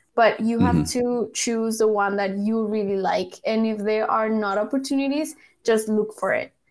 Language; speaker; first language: English; early bilingual, other home language; Spanish